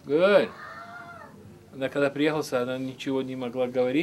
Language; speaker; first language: Russian; early bilingual, heritage; Russian